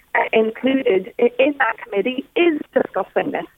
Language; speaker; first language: English; native; English